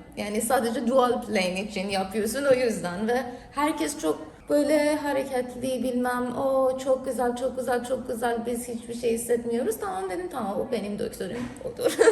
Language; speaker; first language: Turkish; non-native, learner; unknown